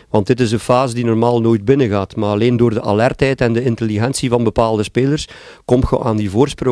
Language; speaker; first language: Dutch; native; Dutch